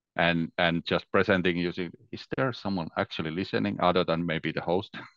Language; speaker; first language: English; non-native, fluent; Finnish